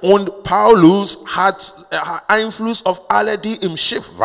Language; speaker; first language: German; non-native, learner; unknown